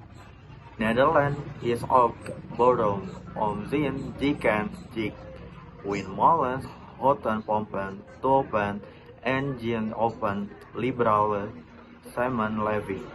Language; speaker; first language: Dutch; non-native, learner; Indonesian